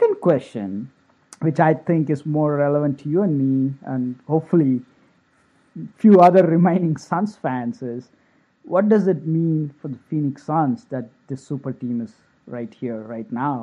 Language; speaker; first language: English; non-native, local second language; Tamil